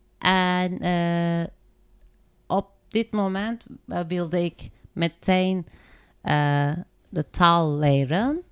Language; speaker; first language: Dutch; non-native, learner; Turkish